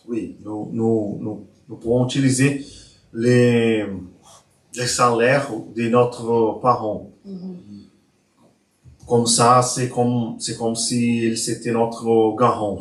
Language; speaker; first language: French; non-native, learner; Portuguese